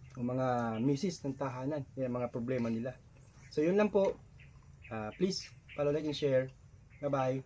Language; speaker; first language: Filipino; non-native, local second language; Bikol